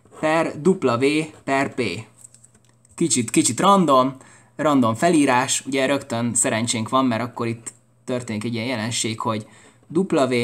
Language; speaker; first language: Hungarian; native; Hungarian